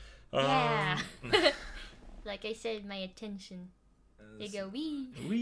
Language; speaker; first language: English; native; English